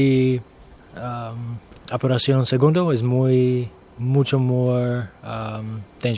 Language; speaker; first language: Spanish; non-native, learner; English